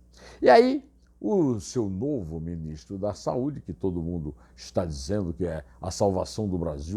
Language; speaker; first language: Portuguese; native; Portuguese